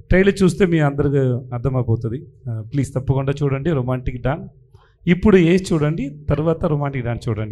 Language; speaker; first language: Telugu; non-native, learner; Tamil